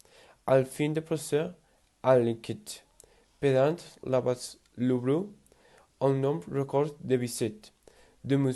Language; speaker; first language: French; non-native, learner; Spanish